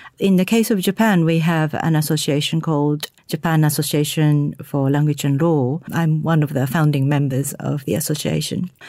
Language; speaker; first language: English; non-native, fluent; Japanese